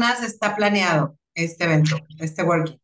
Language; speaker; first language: Spanish; native; Spanish